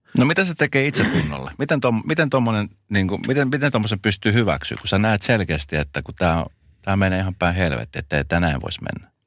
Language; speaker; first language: Finnish; native; Finnish